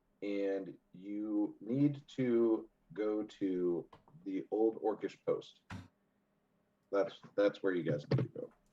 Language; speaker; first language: English; native; English